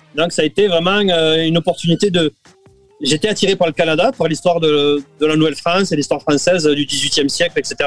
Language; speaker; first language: French; native; French